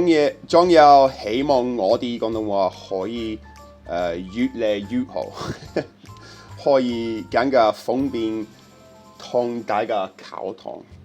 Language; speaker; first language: Cantonese; non-native, fluent; English